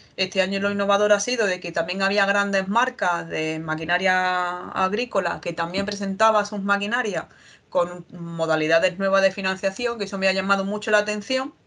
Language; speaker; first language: Spanish; native; Spanish